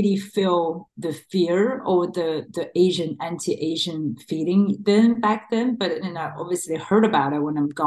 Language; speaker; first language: English; non-native, fluent; Chinese